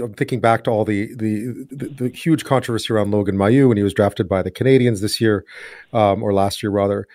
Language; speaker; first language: English; native; English